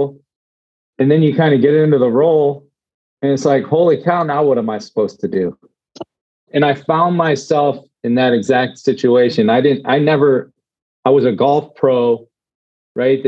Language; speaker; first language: English; native; English